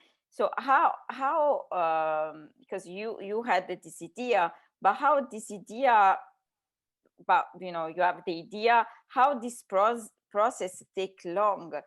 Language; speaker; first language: English; non-native, learner; Italian